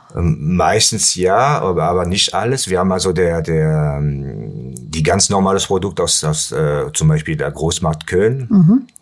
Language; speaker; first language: German; non-native, learner; French